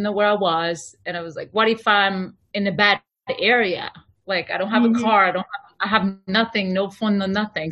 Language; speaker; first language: English; non-native, fluent; French